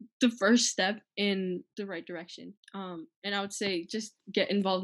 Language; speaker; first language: English; native; English